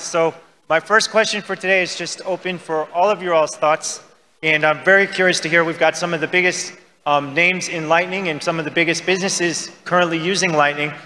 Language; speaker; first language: English; native; English